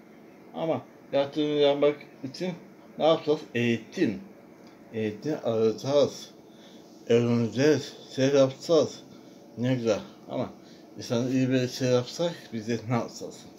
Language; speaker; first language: Turkish; non-native, learner; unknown